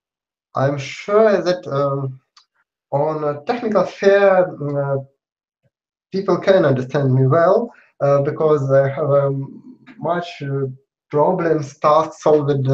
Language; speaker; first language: English; non-native, learner; Russian